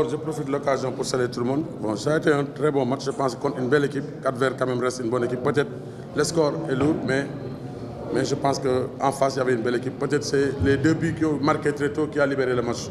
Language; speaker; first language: French; non-native, local second language; Wolof